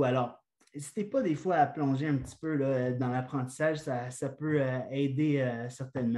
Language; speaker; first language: French; native; French